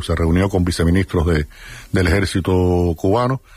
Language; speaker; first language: Spanish; native; Spanish